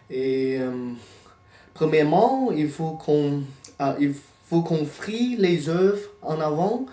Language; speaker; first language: French; non-native, fluent; Chinese